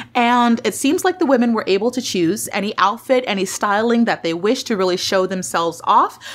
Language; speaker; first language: English; native; English